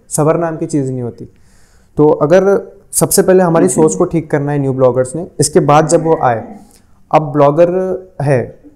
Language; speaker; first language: Hindi; non-native, local second language; Urdu